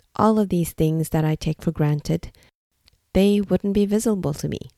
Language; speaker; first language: English; non-native, fluent; Norwegian